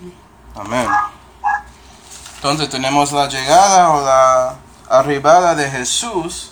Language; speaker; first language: Spanish; non-native, fluent; English